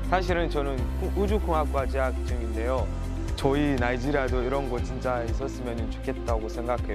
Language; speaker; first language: Korean; non-native, fluent; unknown